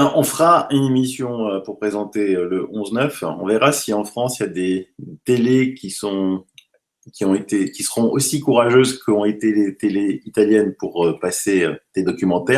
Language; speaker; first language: French; native; French